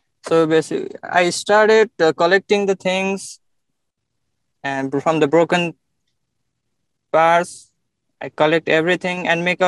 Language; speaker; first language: English; non-native, local second language; Nepali